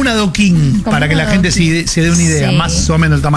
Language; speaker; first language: Spanish; native; Spanish